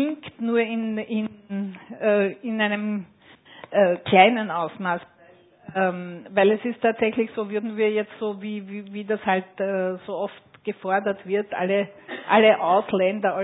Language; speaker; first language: German; native; German